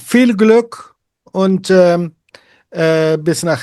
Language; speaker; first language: German; non-native, fluent; Dutch